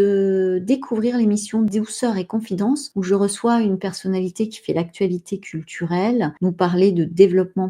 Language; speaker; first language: French; native; French